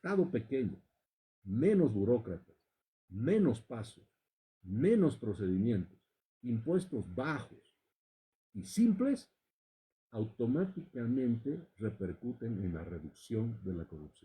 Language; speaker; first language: Spanish; native; Spanish